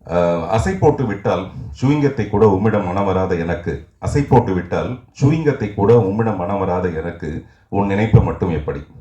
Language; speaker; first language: Tamil; native; Tamil